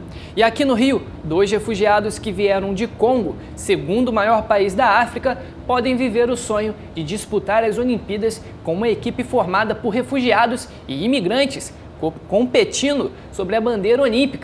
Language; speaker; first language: Portuguese; native; Portuguese